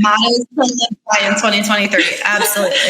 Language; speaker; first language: English; native; English